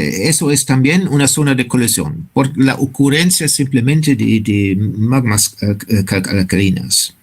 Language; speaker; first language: Spanish; non-native, fluent; German